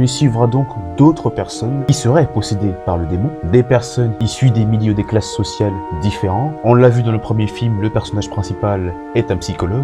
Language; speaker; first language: French; native; French